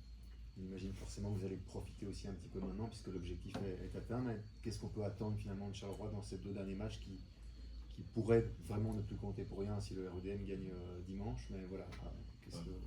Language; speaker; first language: French; native; French